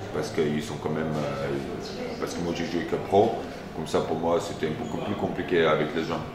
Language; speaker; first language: French; non-native, fluent; Afrikaans